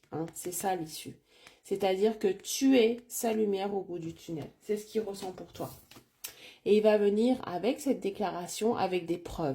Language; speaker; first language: French; native; French